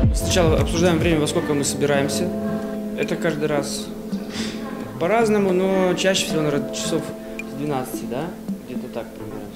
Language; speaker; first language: Russian; native; Russian